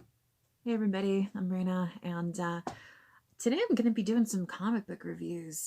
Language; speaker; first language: English; native; English